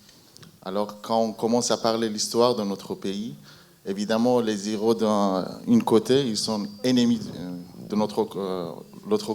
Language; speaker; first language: French; non-native, fluent; Persian